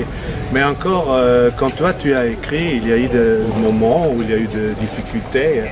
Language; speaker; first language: French; non-native, fluent; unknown